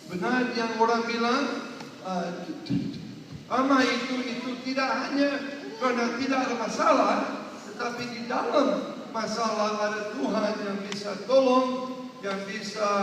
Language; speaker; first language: Indonesian; non-native, learner; English